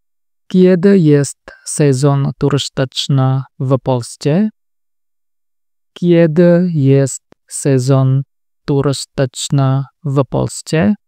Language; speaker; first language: Polish; non-native, learner; Indonesian